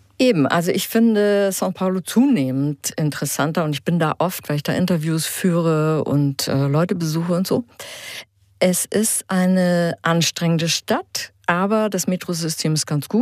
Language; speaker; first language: German; early bilingual, heritage; German